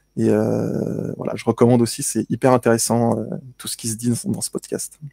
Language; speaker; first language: French; native; French